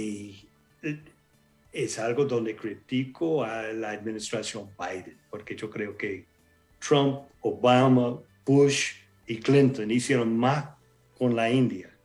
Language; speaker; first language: Spanish; non-native, fluent; English